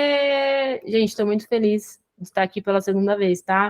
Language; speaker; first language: Portuguese; native; Portuguese